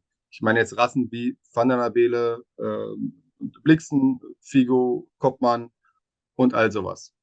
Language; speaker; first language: German; native; German